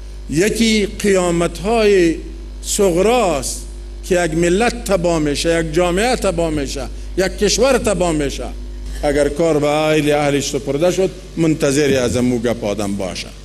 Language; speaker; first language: Persian; non-native, local second language; Pashto